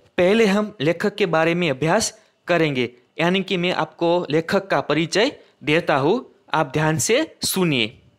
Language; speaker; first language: Hindi; non-native, local second language; Gujarati